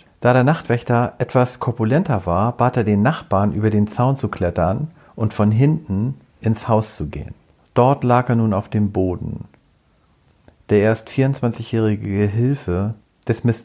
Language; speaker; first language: German; native; German